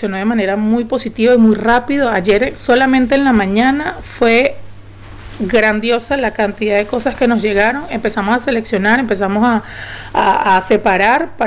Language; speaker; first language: Spanish; native; Spanish